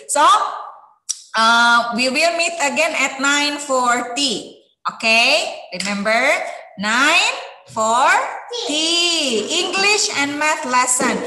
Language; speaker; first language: English; non-native, fluent; Indonesian